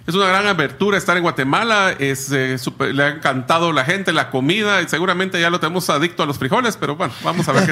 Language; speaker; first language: Spanish; native; Spanish